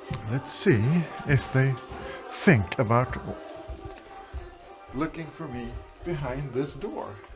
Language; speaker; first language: English; non-native, fluent; Swedish